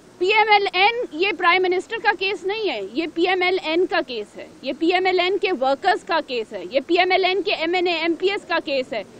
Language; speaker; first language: Urdu; non-native, local second language; Punjabi